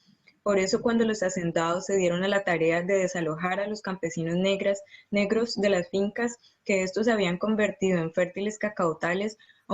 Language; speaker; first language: Spanish; native; Spanish